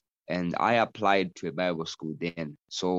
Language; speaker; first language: English; non-native, local second language; Shona